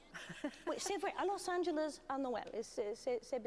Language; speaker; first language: French; non-native, learner; English